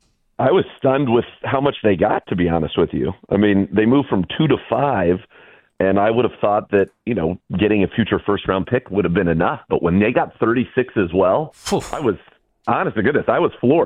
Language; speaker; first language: English; native; English